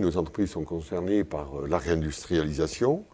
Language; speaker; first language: French; native; French